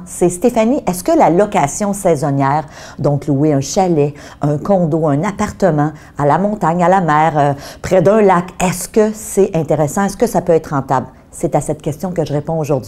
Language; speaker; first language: French; native; French